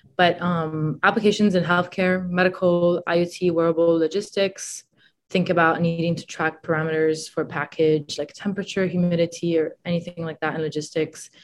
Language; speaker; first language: English; non-native, fluent; Italian